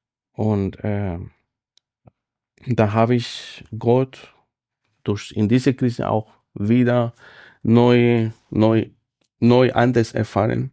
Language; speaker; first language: German; non-native, fluent; Spanish